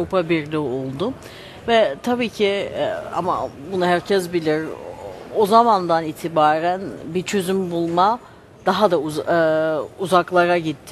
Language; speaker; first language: Turkish; early bilingual, heritage; Turkish